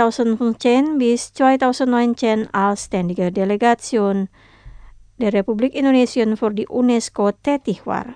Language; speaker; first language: German; non-native, fluent; Indonesian